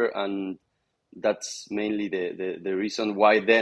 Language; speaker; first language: English; non-native, fluent; Spanish